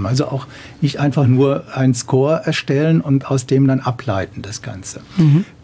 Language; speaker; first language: German; native; German